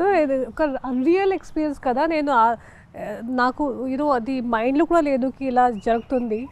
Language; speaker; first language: Telugu; non-native, local second language; Hindi